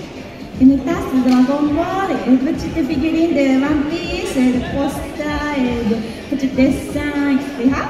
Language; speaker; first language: French; non-native, learner; Japanese